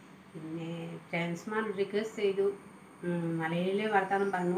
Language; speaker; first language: Malayalam; non-native, learner; Tamil